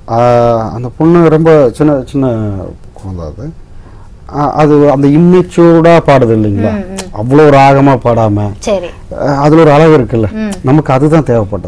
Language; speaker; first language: Tamil; native; Tamil